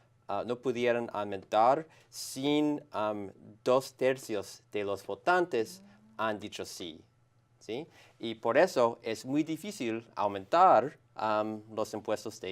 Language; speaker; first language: Spanish; non-native, learner; English